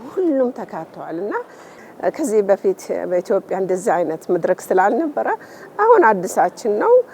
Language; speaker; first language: Amharic; non-native, local second language; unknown